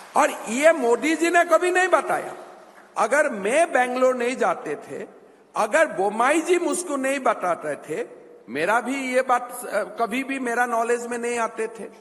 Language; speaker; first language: Hindi; non-native, local second language; Assamese